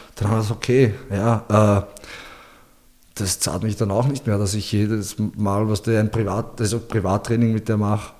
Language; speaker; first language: German; early bilingual, other home language; Bosnian